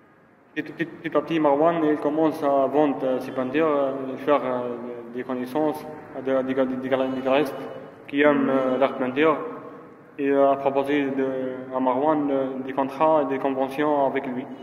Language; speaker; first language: French; non-native, learner; Arabic